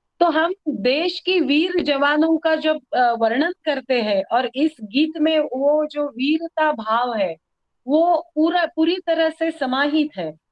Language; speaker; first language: Hindi; non-native, local second language; Marathi